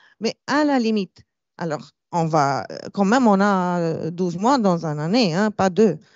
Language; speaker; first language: French; non-native, fluent; Romanian